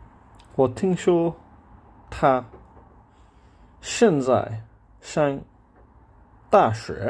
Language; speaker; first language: Chinese; non-native, learner; English